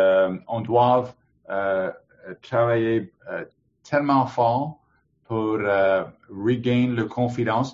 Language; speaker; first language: French; non-native, learner; English